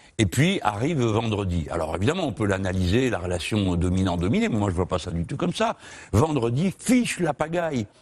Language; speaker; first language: French; native; French